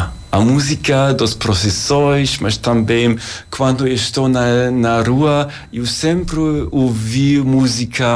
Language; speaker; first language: Portuguese; non-native, learner; German